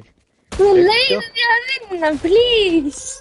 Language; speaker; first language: Icelandic; early bilingual, heritage; Icelandic